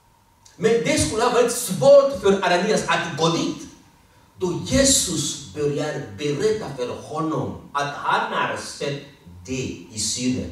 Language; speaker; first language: Swedish; non-native, fluent; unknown